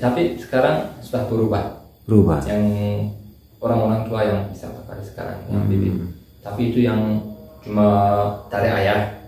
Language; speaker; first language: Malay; non-native, learner; Turkish